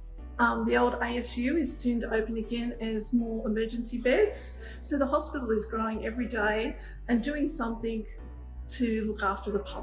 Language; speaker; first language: English; native; English